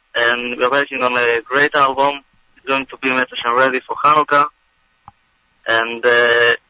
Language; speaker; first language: English; non-native, fluent; Hebrew